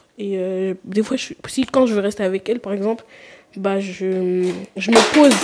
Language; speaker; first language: French; native; French